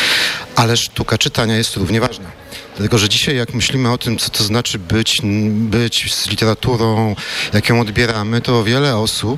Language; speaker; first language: Polish; native; Polish